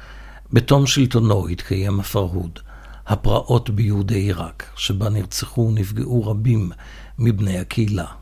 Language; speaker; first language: Hebrew; native; Hebrew